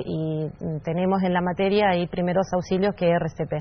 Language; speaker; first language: Spanish; native; Spanish